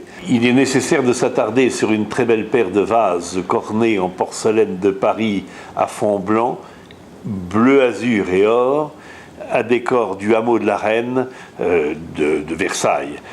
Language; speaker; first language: French; native; French